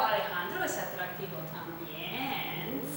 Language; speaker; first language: Spanish; non-native, fluent; English